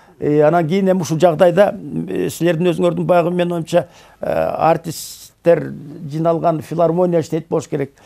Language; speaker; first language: Kyrgyz; native; Kyrgyz